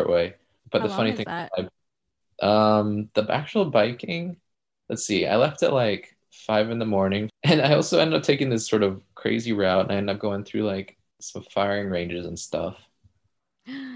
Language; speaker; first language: English; native; English